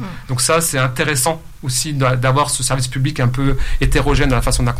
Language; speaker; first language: French; native; French